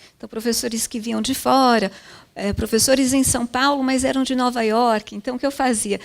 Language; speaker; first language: Portuguese; early bilingual, other home language; Japanese